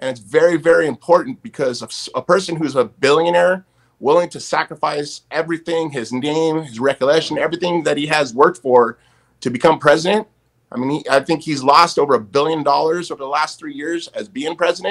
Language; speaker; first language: English; native; English